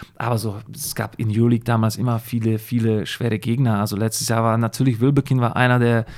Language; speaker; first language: German; non-native, fluent; Slovak